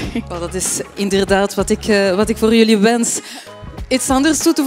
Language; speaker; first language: Dutch; non-native, fluent; French